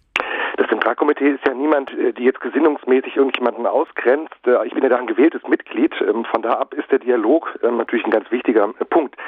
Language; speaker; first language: German; native; German